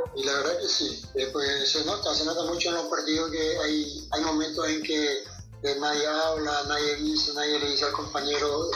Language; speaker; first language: Spanish; native; Spanish